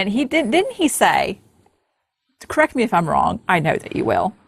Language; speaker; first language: English; native; English